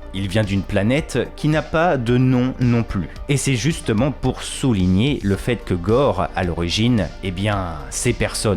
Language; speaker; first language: French; native; French